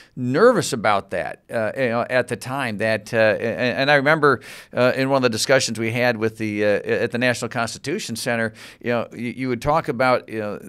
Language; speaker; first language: English; native; English